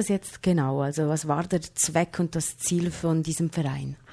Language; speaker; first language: German; native; German